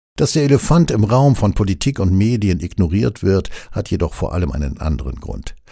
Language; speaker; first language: German; native; German